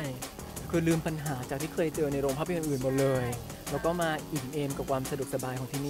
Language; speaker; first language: Thai; native; Thai